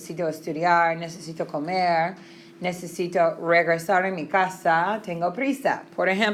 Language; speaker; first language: Spanish; non-native, fluent; English